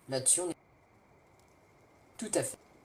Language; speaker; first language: French; native; French